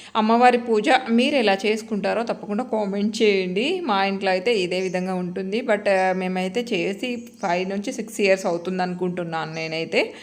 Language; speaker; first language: Telugu; non-native, local second language; Lambadi